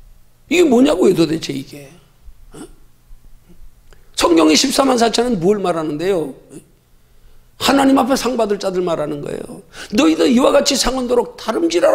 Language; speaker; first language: Korean; native; Korean